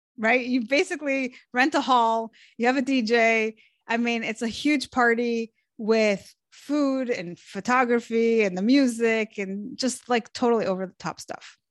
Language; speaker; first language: English; early bilingual, other home language; Hebrew